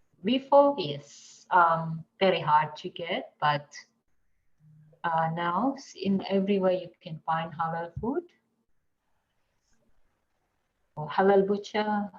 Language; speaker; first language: English; non-native, fluent; Indonesian